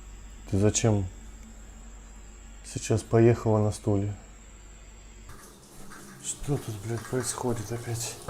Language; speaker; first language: Russian; native; Russian